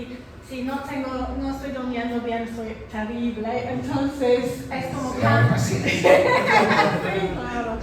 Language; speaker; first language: Spanish; non-native, learner; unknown